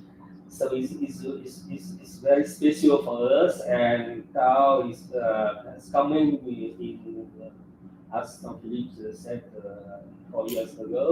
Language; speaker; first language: English; non-native, fluent; French